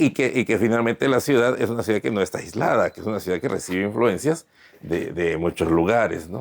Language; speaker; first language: Spanish; native; Spanish